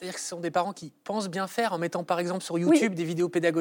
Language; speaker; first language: French; native; French